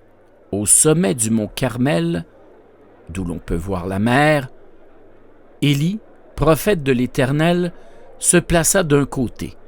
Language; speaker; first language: French; native; French